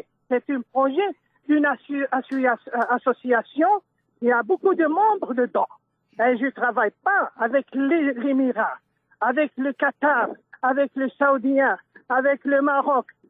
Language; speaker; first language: French; non-native, local second language; Dutch